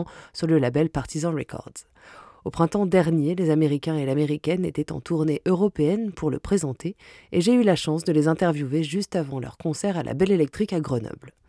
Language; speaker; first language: French; native; French